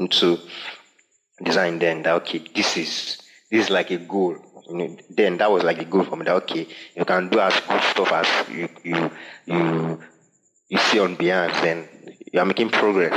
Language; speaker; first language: English; non-native, local second language; Yoruba